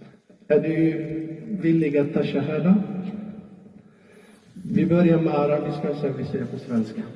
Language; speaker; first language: Swedish; non-native, fluent; Arabic